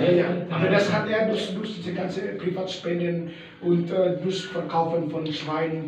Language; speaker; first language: German; non-native, learner; Indonesian